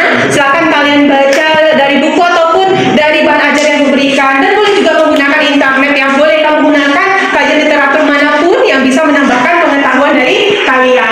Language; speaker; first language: Indonesian; native; Indonesian